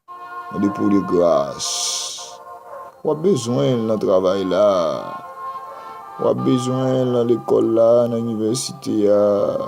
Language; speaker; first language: French; non-native, local second language; Haitian Creole